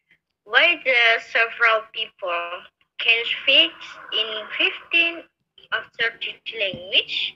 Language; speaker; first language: English; non-native, learner; Indonesian